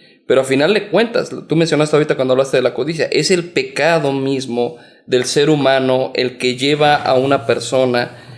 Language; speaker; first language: Spanish; native; Spanish